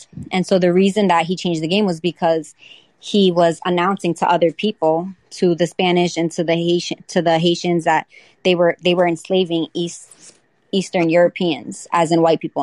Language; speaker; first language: English; native; English